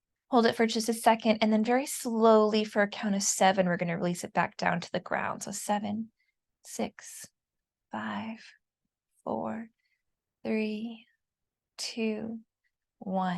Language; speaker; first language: English; native; English